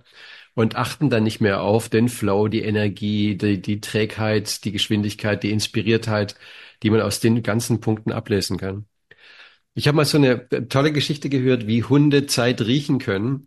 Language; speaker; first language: German; native; German